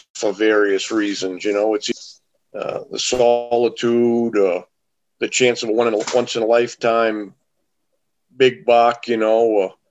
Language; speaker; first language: English; native; English